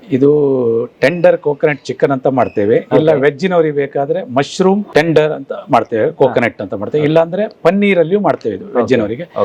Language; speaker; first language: Kannada; native; Kannada